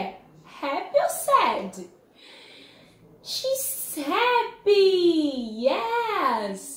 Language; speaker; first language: English; non-native, learner; Portuguese